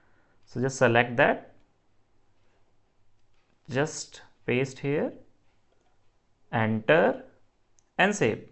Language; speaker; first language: English; non-native, local second language; Hindi